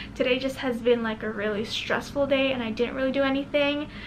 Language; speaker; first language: English; native; English